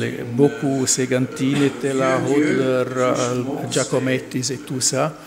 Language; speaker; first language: French; non-native, learner; German